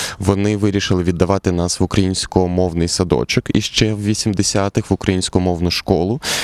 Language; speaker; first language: Ukrainian; non-native, local second language; Russian